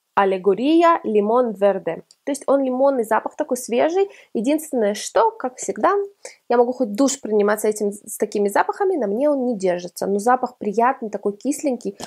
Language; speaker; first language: Russian; early bilingual, heritage; Russian